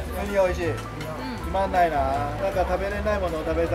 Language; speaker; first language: Japanese; non-native, fluent; Chinese